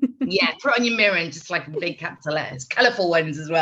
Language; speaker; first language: English; native; English